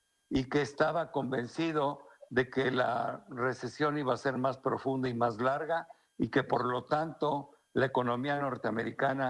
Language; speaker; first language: Spanish; native; Spanish